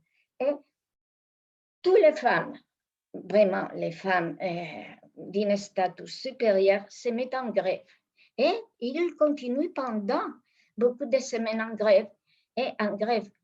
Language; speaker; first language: French; non-native, fluent; Spanish